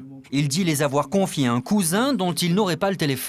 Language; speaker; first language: French; native; French